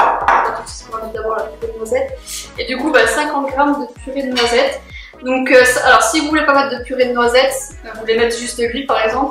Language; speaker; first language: French; native; French